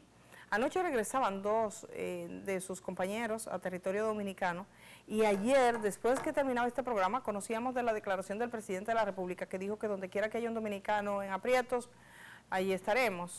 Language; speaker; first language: Spanish; native; Spanish